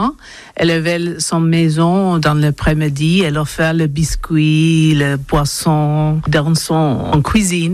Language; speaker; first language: French; non-native, learner; English